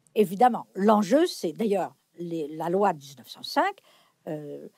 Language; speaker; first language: French; native; French